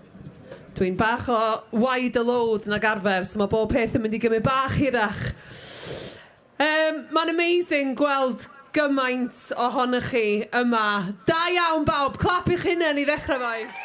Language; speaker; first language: Welsh; native; Welsh